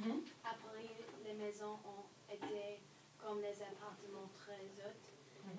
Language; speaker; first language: French; non-native, learner; English